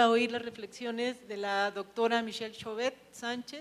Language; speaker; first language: Spanish; native; Spanish